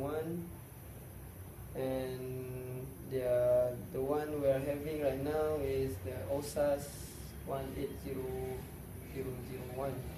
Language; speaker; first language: English; non-native, local second language; Malay